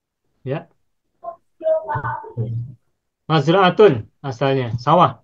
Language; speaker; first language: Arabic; non-native, fluent; Indonesian